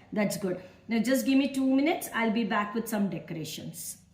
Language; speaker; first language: English; non-native, local second language; Kannada